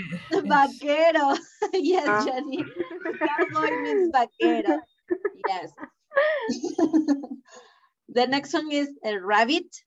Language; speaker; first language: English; non-native, fluent; Spanish